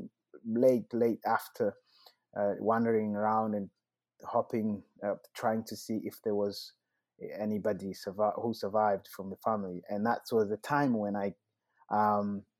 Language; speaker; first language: English; non-native, local second language; Kinyarwanda